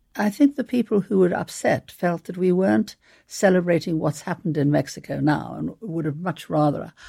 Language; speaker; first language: English; native; English